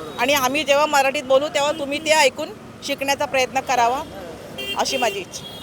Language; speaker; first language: Marathi; native; Marathi